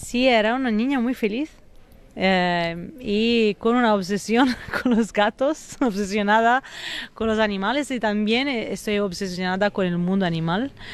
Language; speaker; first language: Spanish; non-native, fluent; Italian